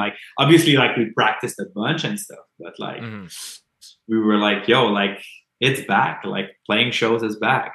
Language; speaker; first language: English; non-native, fluent; French